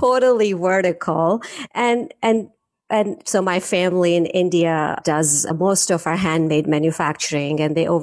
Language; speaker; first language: English; non-native, local second language; Hindi